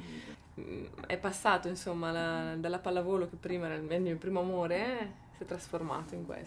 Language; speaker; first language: Italian; native; Italian